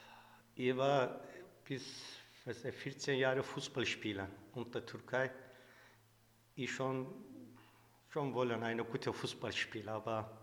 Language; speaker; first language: German; non-native, learner; Turkish